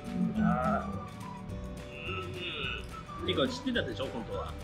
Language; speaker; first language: Japanese; native; Japanese